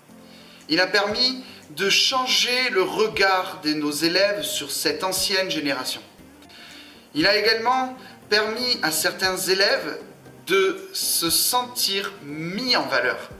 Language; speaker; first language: French; native; French